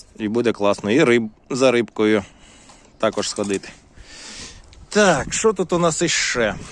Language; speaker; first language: Ukrainian; non-native, local second language; Russian